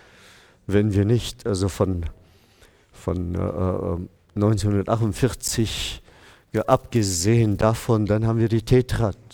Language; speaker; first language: German; non-native, fluent; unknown